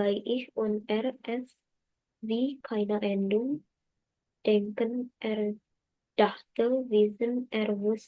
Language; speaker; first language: German; non-native, learner; Indonesian